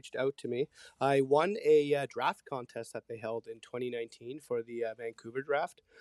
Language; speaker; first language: English; early bilingual, other home language; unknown